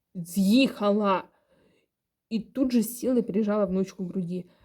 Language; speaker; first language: Ukrainian; non-native, local second language; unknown